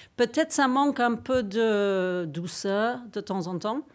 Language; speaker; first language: French; non-native, fluent; English